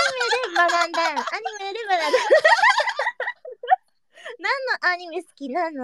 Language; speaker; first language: Japanese; native; Japanese